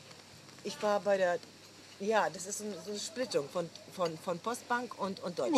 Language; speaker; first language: German; early bilingual, other home language; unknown